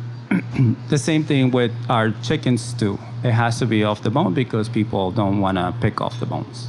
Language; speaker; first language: English; early bilingual, other home language; Spanish